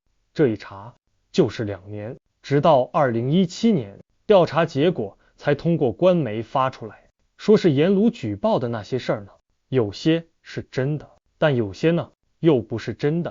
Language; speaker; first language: Chinese; native; Chinese